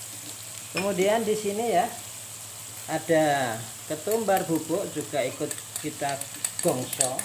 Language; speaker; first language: Indonesian; native; Indonesian